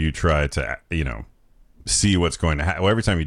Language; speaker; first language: English; native; English